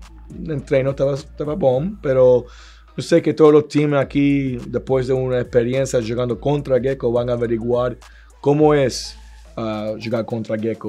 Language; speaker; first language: Portuguese; non-native, learner; Spanish